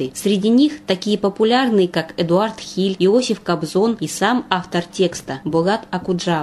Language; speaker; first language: Russian; native; Russian